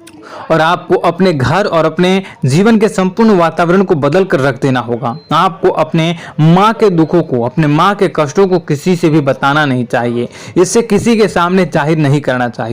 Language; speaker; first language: Hindi; native; Hindi